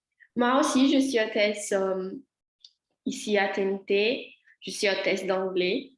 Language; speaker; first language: French; non-native, learner; Portuguese